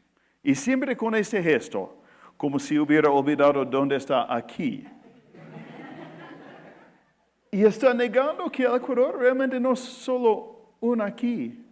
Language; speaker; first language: Spanish; non-native, fluent; English